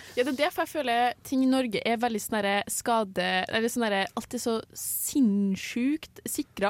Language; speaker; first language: Norwegian; native; Norwegian